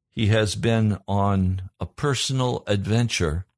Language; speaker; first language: English; native; English